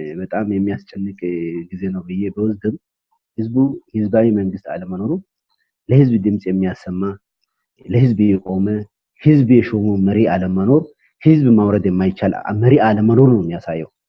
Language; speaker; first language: Amharic; non-native, local second language; Wolaytta